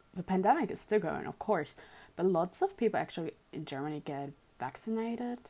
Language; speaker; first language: English; early bilingual, other home language; German